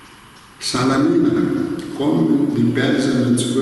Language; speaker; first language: German; non-native, learner; Greek